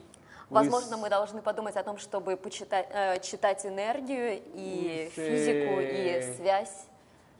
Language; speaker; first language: Russian; native; Russian